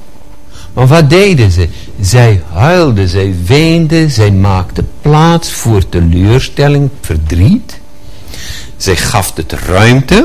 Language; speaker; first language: Dutch; non-native, fluent; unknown